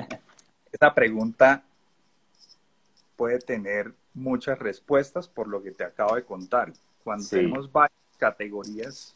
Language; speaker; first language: Spanish; native; Spanish